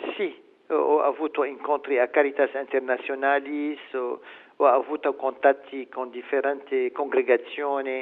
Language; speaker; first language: Italian; non-native, fluent; Arabic